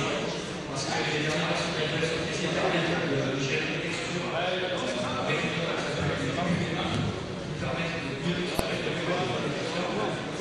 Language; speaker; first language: French; native; French